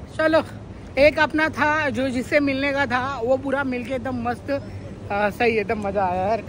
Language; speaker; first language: Hindi; native; Hindi